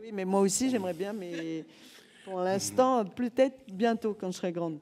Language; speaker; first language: French; native; French